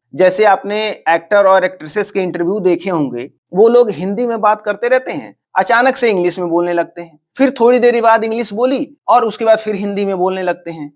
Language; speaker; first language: Hindi; native; Hindi